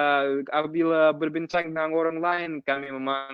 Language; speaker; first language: Indonesian; non-native, fluent; Russian